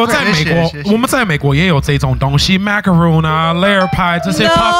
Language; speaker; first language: Chinese; non-native, fluent; English